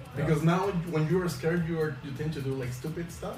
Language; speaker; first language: English; non-native, fluent; Spanish